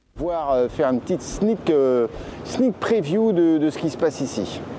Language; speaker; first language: French; native; French